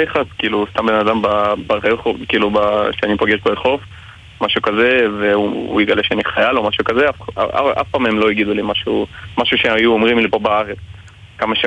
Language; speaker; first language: Hebrew; non-native, fluent; Ukrainian